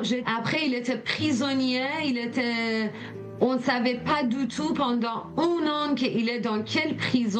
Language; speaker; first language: French; non-native, learner; Persian